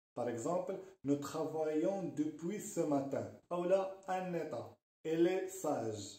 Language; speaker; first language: French; non-native, local second language; Arabic